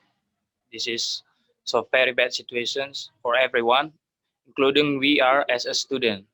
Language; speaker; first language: English; non-native, learner; Indonesian